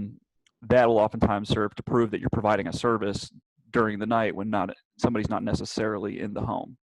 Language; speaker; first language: English; native; English